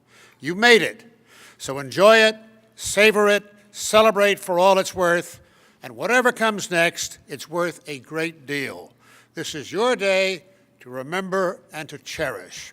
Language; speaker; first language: English; native; English